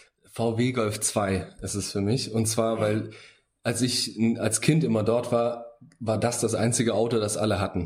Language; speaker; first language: German; early bilingual, other home language; Bosnian